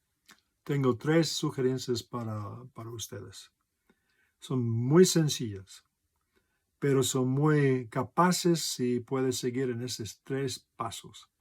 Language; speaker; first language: Spanish; non-native, fluent; English